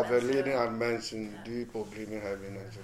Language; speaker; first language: Dutch; non-native, fluent; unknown